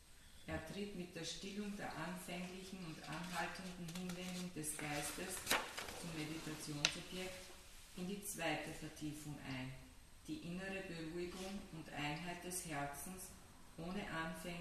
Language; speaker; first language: German; native; German